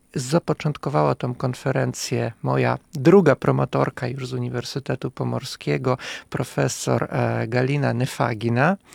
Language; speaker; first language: Polish; non-native, fluent; Russian